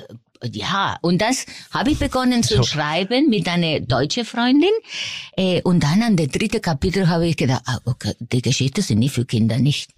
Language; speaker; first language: German; non-native, fluent; Spanish